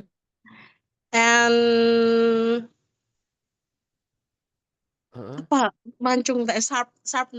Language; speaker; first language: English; non-native, learner; Indonesian